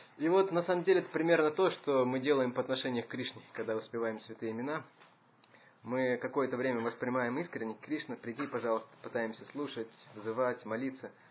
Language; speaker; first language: Russian; native; Russian